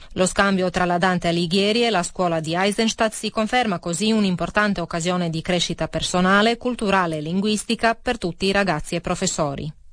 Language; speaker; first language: Italian; native; Italian